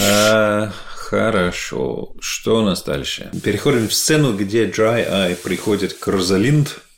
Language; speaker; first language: Russian; non-native, fluent; English